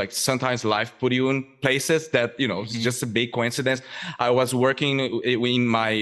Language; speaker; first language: English; non-native, fluent; Portuguese